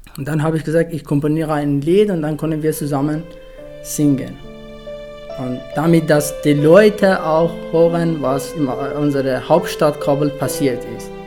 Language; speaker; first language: German; non-native, fluent; Persian